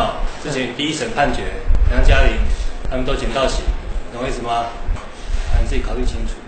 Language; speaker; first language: Chinese; native; Chinese